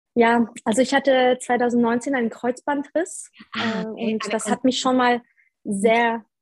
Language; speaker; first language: German; early bilingual, other home language; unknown